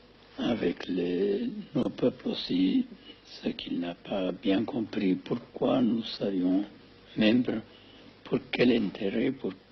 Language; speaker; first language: French; non-native, fluent; Amharic